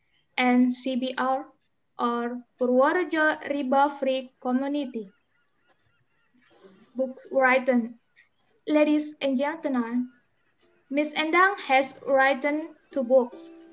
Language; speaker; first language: English; non-native, learner; Indonesian